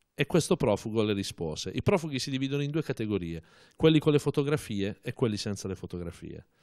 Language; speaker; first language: Italian; native; Italian